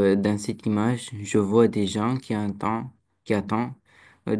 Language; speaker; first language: French; non-native, learner; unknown